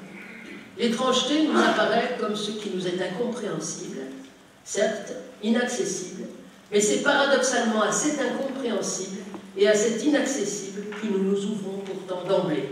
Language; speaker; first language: French; native; French